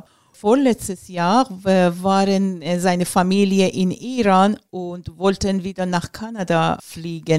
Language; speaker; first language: German; non-native, learner; Persian